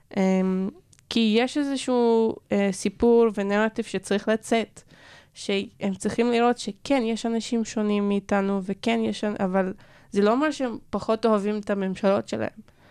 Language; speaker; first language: Hebrew; non-native, local second language; Arabic